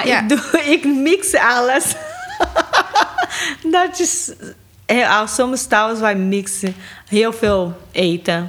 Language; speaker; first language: Dutch; non-native, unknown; Portuguese